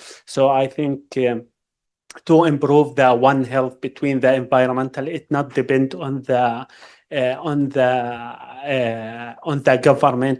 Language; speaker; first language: English; non-native, learner; Arabic